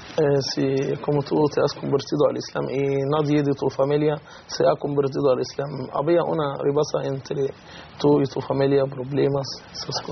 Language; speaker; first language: Spanish; non-native, fluent; Arabic